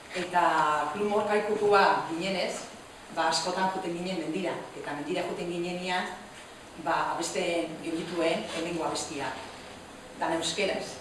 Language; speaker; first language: Basque; non-native, local second language; Spanish